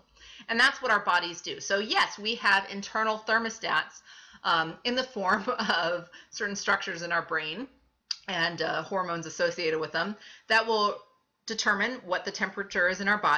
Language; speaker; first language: English; native; English